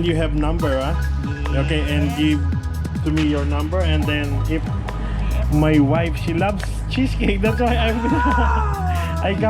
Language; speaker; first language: English; non-native, local second language; Filipino